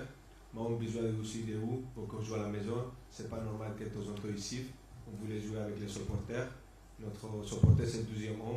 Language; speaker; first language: French; non-native, fluent; Spanish